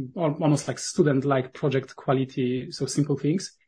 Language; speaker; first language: English; non-native, fluent; Polish